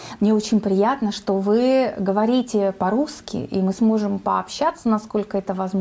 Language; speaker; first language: Russian; native; Russian